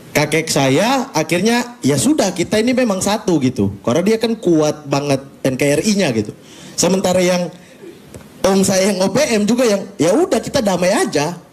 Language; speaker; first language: Indonesian; native; Indonesian